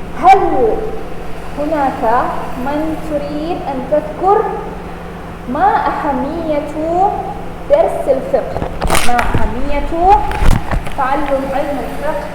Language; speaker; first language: Arabic; non-native, fluent; Indonesian